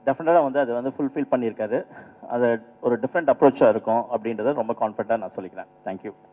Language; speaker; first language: Tamil; native; Tamil